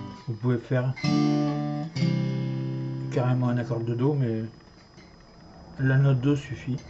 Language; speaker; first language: French; native; French